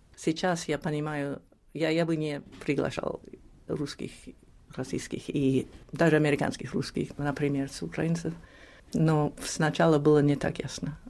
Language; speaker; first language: Russian; non-native, fluent; English